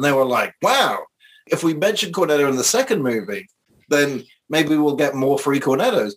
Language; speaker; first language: English; native; English